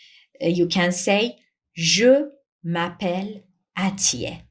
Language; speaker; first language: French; non-native, fluent; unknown